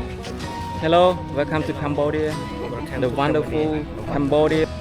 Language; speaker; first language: English; non-native, learner; Khmer